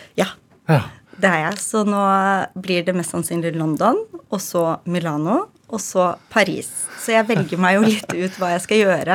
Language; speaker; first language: Norwegian; early bilingual, other home language; Ukrainian